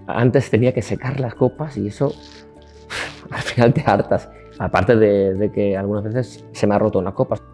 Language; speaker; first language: Spanish; non-native, fluent; Danish